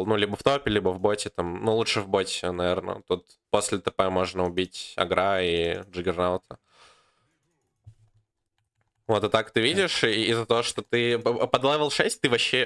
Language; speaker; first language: Russian; native; Russian